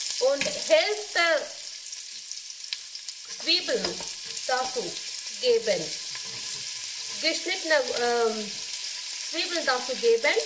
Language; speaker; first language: German; non-native, learner; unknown